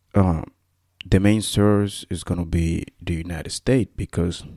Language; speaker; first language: English; non-native, fluent; Spanish